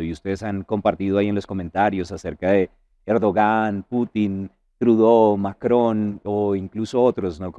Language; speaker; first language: Spanish; native; Spanish